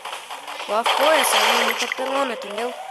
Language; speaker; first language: Portuguese; native; Portuguese